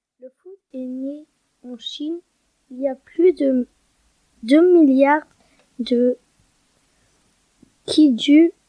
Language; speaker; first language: French; non-native, learner; German